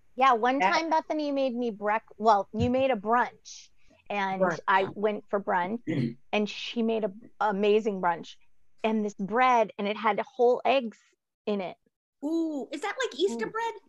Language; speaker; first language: English; native; English